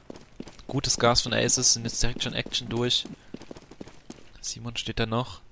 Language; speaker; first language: German; native; German